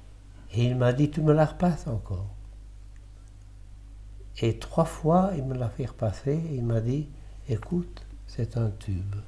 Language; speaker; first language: French; early bilingual, other home language; Italian